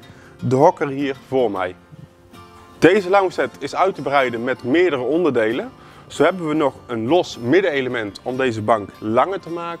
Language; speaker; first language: Dutch; native; Dutch